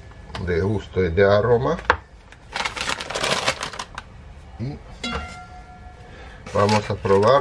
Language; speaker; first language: Spanish; non-native, fluent; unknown